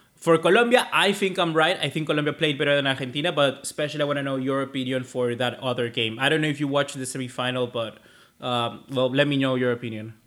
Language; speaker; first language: English; non-native, fluent; Spanish